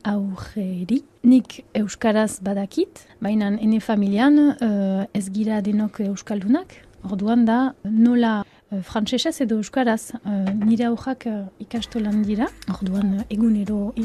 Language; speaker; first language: Basque; non-native, local second language; French